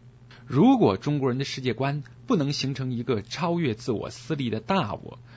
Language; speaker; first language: Chinese; native; Chinese